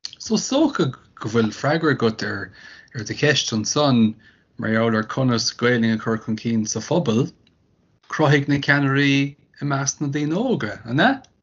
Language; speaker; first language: Irish; native; Irish